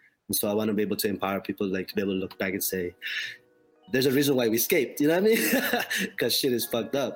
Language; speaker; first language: English; non-native, local second language; Filipino